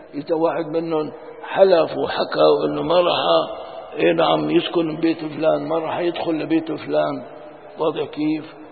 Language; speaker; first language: Arabic; non-native, local second language; Kurdish